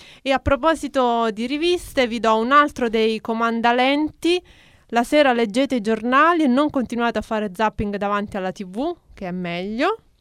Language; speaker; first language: Italian; native; Italian